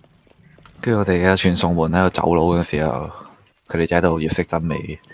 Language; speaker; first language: Chinese; native; Chinese